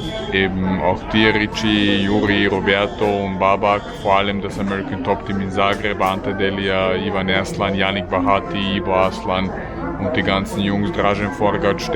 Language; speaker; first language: German; early bilingual, other home language; Serbian